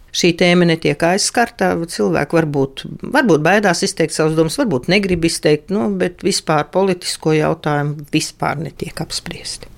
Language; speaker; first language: Latvian; non-native, local second language; Russian